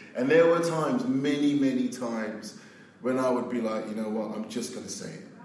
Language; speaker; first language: English; native; English